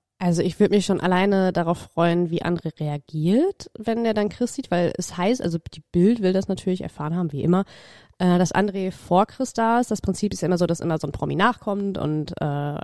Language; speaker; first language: German; native; German